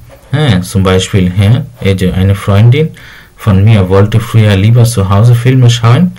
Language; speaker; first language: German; non-native, learner; Bangla